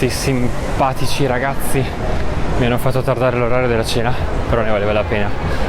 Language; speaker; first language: Italian; native; Italian